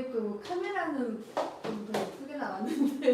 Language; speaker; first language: Korean; native; Korean